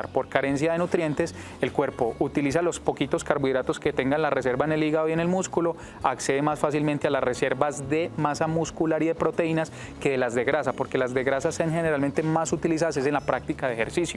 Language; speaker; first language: Spanish; native; Spanish